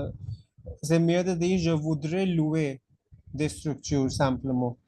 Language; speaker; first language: French; non-native, fluent; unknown